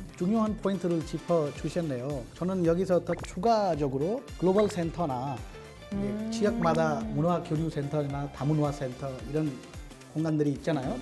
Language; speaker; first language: Korean; non-native, fluent; Hindi